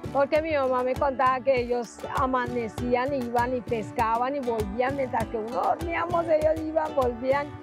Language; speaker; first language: Spanish; non-native, local second language; English